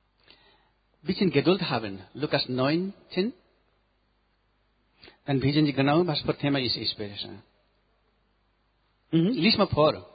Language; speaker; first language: German; non-native, learner; Nepali